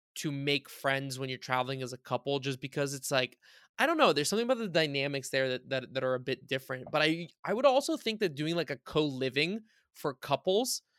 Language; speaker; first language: English; early bilingual, other home language; Bulgarian